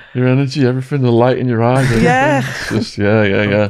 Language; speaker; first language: English; native; English